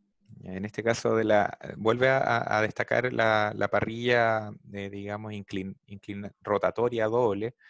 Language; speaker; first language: Spanish; native; Spanish